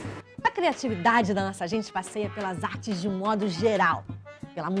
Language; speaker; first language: Portuguese; native; Portuguese